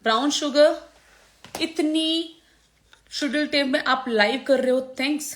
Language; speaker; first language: Hindi; non-native, local second language; Gujarati